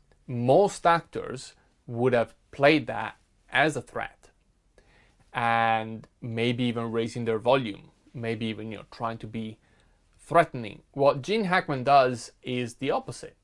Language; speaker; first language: English; non-native, fluent; Italian